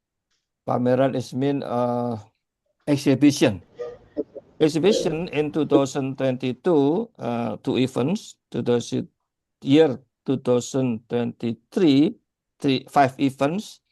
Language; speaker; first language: English; non-native, learner; Indonesian